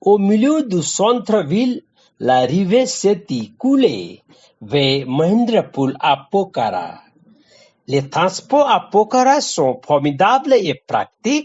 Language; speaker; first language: French; non-native, learner; Nepali